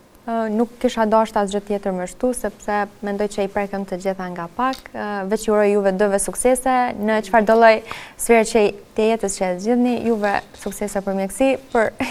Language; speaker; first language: Albanian; native; Albanian